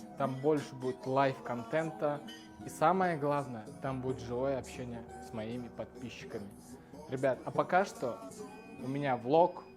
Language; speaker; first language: Russian; non-native, fluent; Turkmen